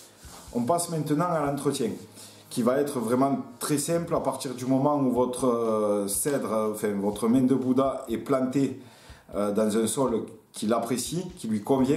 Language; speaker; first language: French; native; French